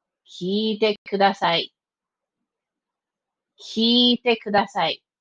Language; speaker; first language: Japanese; non-native, fluent; English